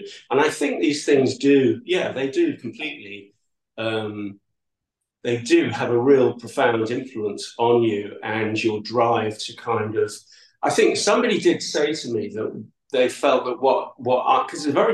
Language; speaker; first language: English; native; English